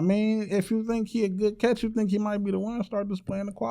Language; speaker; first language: English; native; English